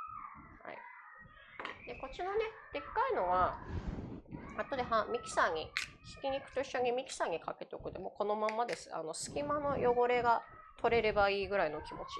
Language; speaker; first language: Japanese; native; Japanese